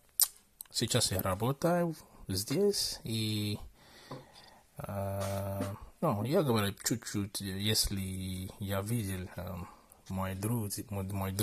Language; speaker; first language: Russian; non-native, learner; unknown